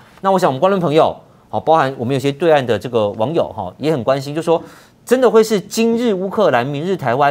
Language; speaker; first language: Chinese; native; Chinese